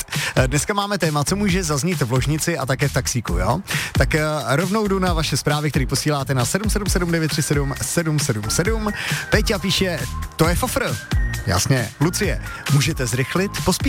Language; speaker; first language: Czech; native; Czech